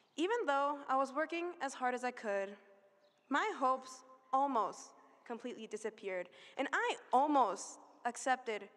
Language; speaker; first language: English; early bilingual, other home language; Spanish